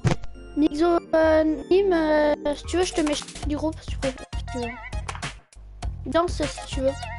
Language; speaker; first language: French; native; French